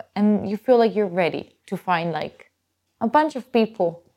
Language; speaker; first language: English; non-native, fluent; Italian